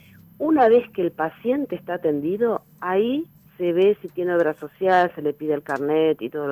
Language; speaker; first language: Spanish; native; Spanish